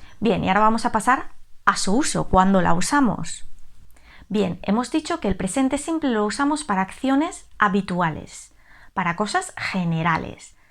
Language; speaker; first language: Spanish; native; Spanish